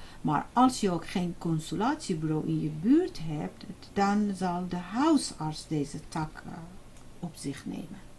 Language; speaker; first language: Dutch; non-native, fluent; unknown